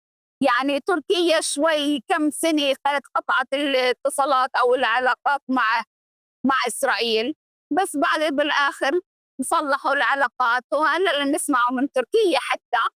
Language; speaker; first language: Arabic; early bilingual, heritage; Arabic